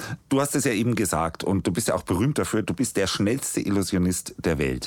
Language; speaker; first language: German; native; German